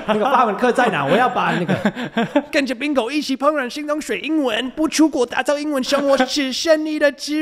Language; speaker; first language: Chinese; non-native, fluent; English